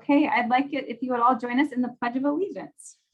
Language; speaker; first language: English; native; English